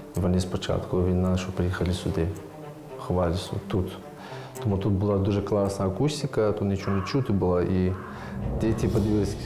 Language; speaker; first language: Ukrainian; non-native, learner; Persian